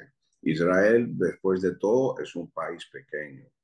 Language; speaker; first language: Spanish; early bilingual, heritage; Spanish